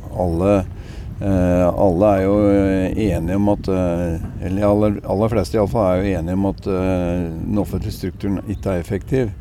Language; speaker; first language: Norwegian; native; Norwegian